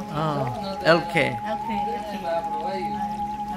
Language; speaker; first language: English; non-native, learner; Thai